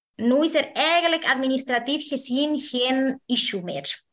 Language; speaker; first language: Dutch; non-native, fluent; Spanish